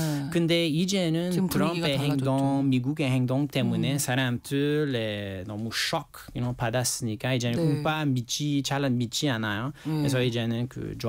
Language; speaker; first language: Korean; non-native, learner; French